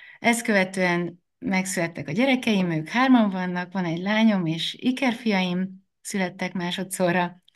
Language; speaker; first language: Hungarian; native; Hungarian